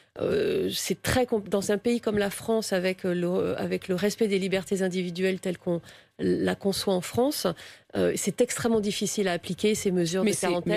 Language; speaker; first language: French; native; French